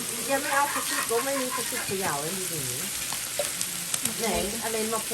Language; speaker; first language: Dutch; non-native, learner; Thai